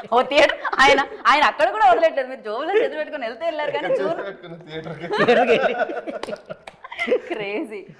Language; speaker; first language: Telugu; native; Telugu